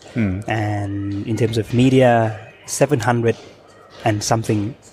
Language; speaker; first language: English; non-native, fluent; Thai